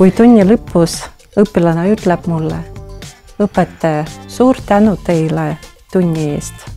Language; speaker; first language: Estonian; non-native, local second language; Russian